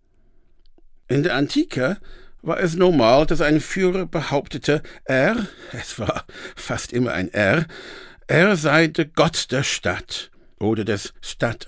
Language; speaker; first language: German; non-native, fluent; English